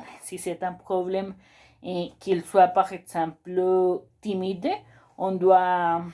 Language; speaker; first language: French; non-native, learner; Spanish